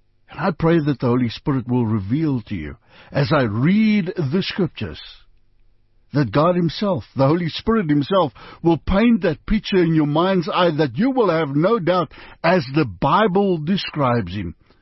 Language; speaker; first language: English; non-native, local second language; Afrikaans